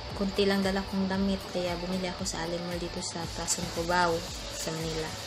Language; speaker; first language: Filipino; non-native, local second language; Cebuano